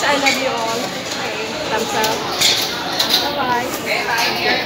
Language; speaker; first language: English; non-native, local second language; Filipino